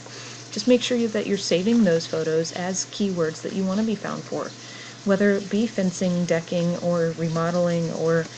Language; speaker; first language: English; native; English